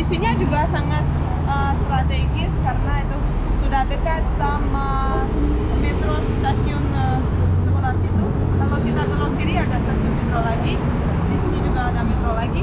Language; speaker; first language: Indonesian; non-native, fluent; Russian